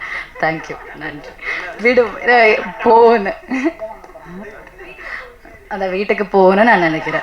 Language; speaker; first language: Tamil; non-native, learner; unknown